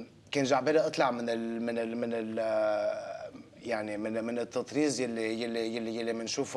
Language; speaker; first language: Arabic; early bilingual, other home language; English